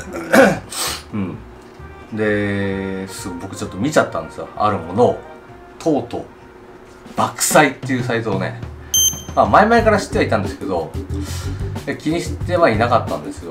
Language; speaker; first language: Japanese; native; Japanese